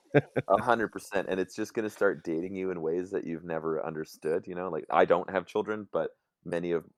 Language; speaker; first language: English; native; English